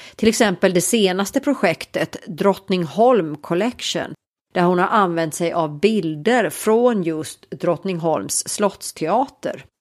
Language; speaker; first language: Swedish; native; Swedish